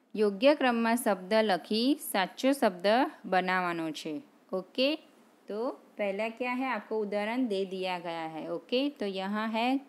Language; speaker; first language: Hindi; non-native, local second language; Gujarati